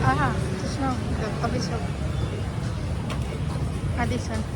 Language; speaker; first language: English; non-native, learner; Indonesian